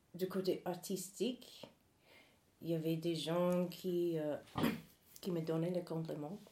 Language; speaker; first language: French; non-native, fluent; English